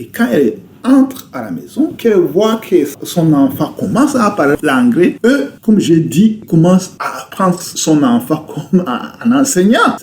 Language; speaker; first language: French; non-native, local second language; Rundi